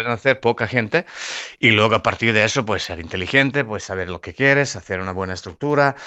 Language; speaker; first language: Spanish; non-native, fluent; Serbian